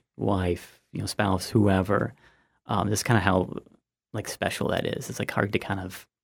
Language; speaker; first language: English; native; English